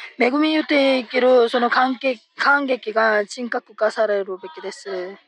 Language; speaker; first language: Japanese; non-native, fluent; Korean